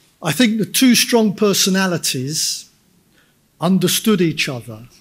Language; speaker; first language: English; native; English